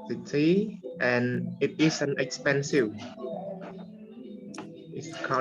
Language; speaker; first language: English; non-native, learner; Khmer